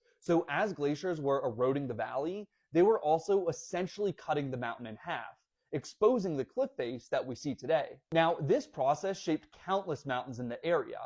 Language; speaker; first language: English; native; English